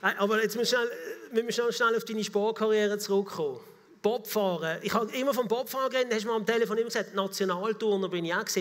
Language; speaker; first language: German; native; German